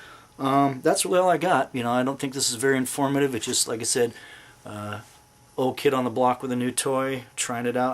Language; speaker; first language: English; native; English